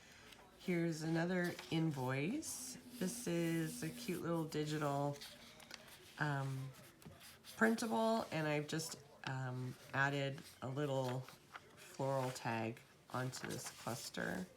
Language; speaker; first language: English; native; English